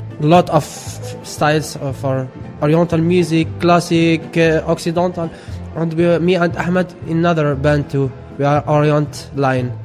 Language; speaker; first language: English; non-native, learner; Arabic